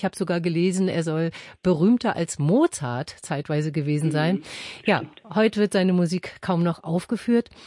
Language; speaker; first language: German; native; German